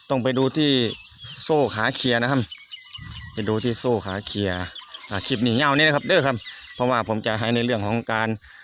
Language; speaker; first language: Thai; native; Thai